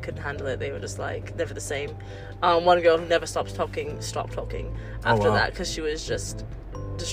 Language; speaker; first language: English; native; English